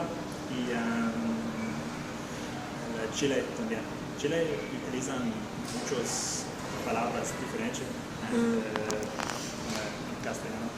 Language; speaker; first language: Spanish; non-native, learner; English